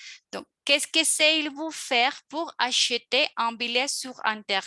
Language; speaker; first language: French; non-native, fluent; Spanish